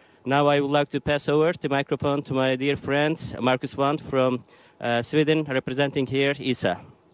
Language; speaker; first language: English; non-native, fluent; Turkish